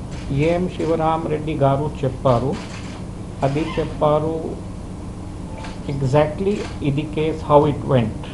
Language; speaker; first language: Telugu; early bilingual, heritage; Telugu